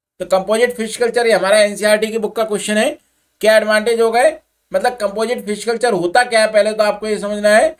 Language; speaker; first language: Hindi; native; Hindi